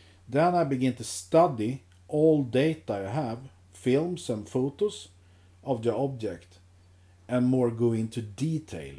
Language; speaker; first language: English; non-native, fluent; Swedish